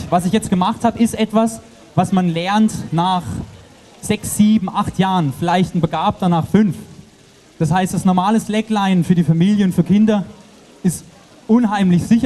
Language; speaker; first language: German; native; German